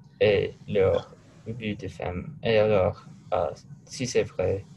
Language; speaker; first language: French; non-native, learner; English